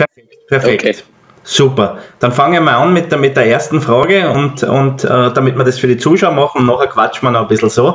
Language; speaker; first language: German; native; German